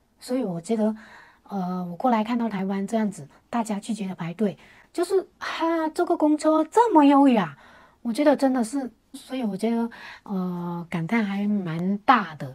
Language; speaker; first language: Chinese; native; Chinese